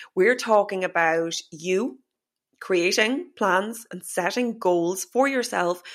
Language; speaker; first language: English; native; English